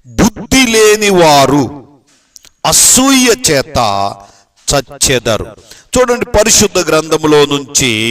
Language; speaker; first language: Telugu; native; Telugu